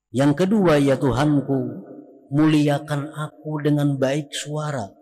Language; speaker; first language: Indonesian; non-native, local second language; Banjar